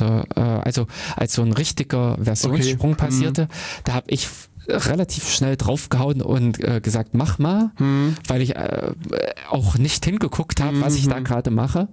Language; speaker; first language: German; native; German